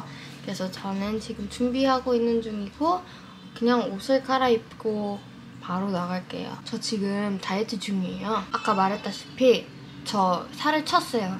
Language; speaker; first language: Korean; non-native, fluent; English